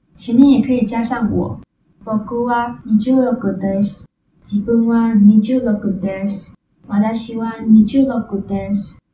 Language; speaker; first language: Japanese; non-native, learner; Chinese